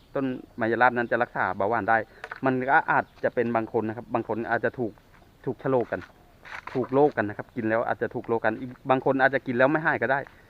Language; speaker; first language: Thai; non-native, local second language; Northeastern Thai